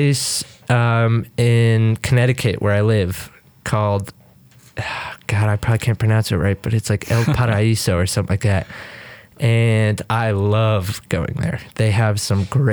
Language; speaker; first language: English; native; English